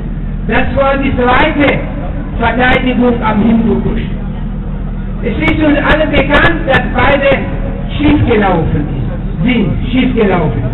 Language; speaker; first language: German; non-native, fluent; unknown